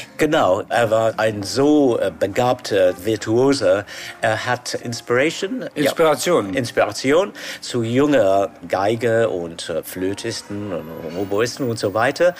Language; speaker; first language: German; non-native, fluent; English